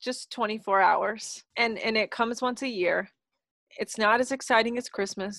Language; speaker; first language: English; native; English